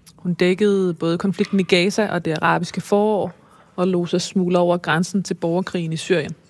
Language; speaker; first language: Danish; native; Danish